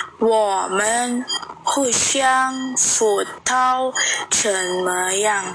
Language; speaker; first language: Chinese; non-native, learner; Indonesian